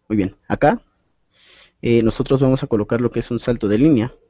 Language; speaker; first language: Spanish; native; Spanish